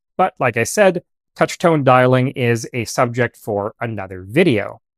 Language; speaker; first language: English; native; English